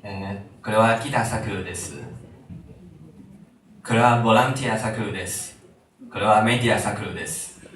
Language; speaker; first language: Japanese; non-native, learner; Chinese